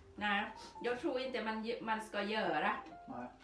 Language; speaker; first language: Swedish; non-native, learner; Thai